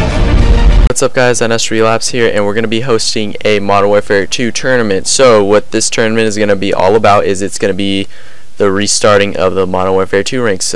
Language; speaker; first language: English; native; English